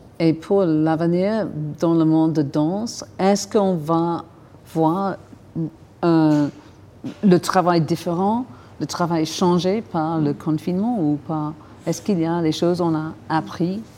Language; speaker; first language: French; non-native, fluent; English